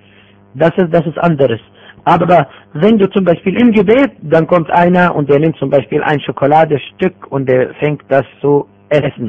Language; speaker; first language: German; non-native, fluent; Arabic